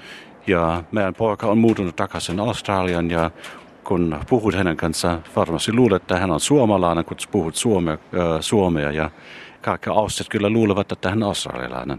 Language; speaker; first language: Finnish; non-native, fluent; German